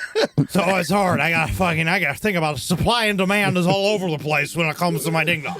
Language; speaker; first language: English; native; English